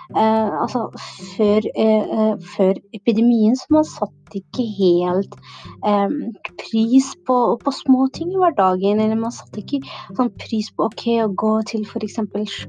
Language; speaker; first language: Norwegian; non-native, fluent; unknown